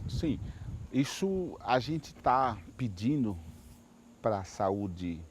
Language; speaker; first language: Portuguese; non-native, local second language; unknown